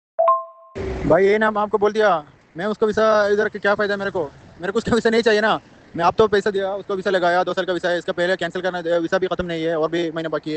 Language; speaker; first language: Hindi; non-native, learner; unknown